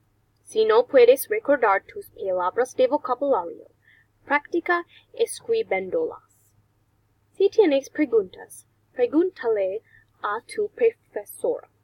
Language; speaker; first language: Spanish; non-native, learner; English